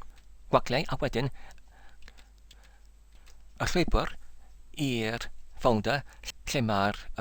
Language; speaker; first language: Welsh; non-native, learner; English